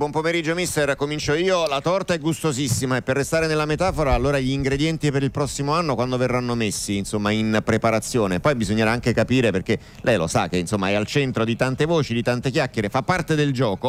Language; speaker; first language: Italian; native; Italian